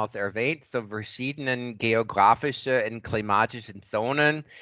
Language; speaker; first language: German; non-native, fluent; English